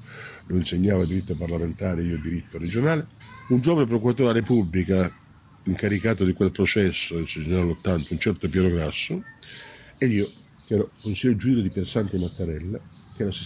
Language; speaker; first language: Italian; native; Italian